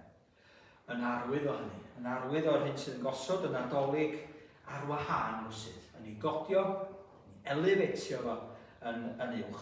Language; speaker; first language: Welsh; native; Welsh